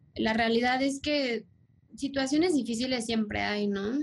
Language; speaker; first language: Spanish; native; Spanish